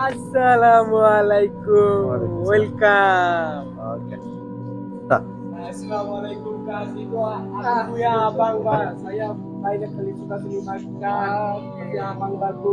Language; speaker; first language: Indonesian; non-native, learner; Bangla